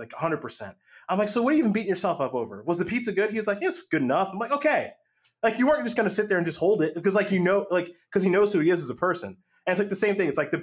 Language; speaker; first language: English; native; English